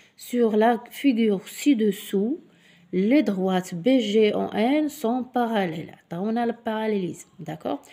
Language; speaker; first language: French; non-native, local second language; Arabic